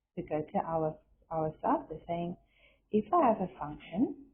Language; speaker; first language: English; non-native, local second language; Afrikaans